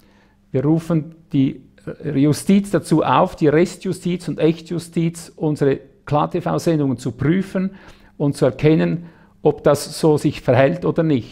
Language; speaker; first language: German; native; German